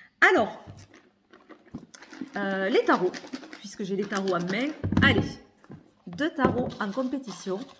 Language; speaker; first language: French; native; French